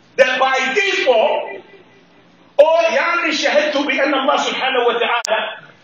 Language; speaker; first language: English; native; English